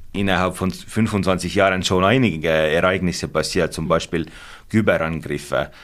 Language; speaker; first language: German; non-native, fluent; Estonian